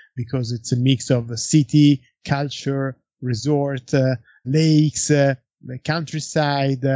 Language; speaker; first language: English; non-native, fluent; Italian